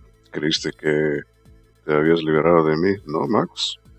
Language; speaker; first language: Spanish; non-native, learner; English